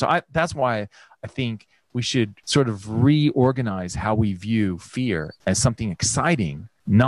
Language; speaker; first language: English; native; English